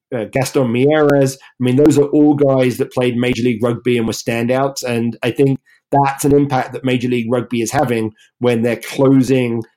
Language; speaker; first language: English; native; English